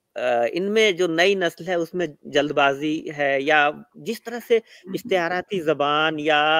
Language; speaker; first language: Urdu; native; Urdu